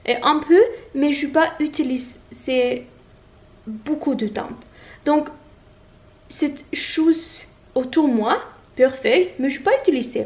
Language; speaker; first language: French; non-native, learner; Norwegian